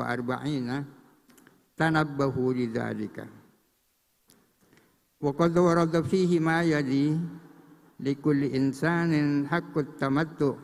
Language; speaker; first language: Arabic; non-native, fluent; Indonesian